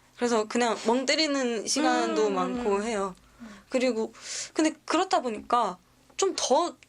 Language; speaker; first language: Korean; native; Korean